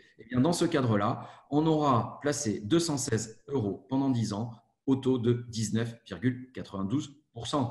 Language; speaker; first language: French; native; French